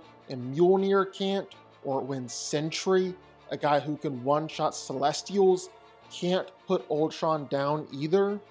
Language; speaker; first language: English; native; English